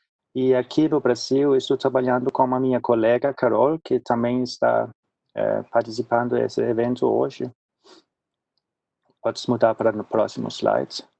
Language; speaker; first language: Portuguese; non-native, fluent; Swedish